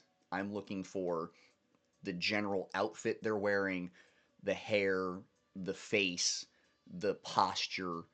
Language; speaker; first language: English; native; English